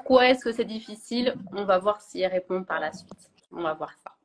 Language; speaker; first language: French; native; French